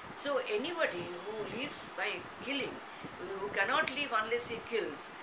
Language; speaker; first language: English; non-native, local second language; Bangla